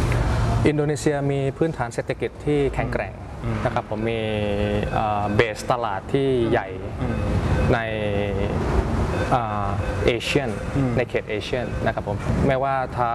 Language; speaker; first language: Thai; early bilingual, other home language; Indonesian